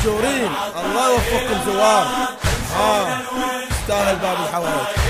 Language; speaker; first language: Arabic; native; Arabic